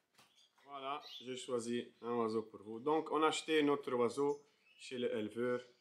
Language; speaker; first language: French; non-native, fluent; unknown